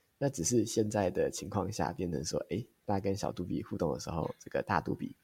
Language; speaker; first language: Chinese; native; Chinese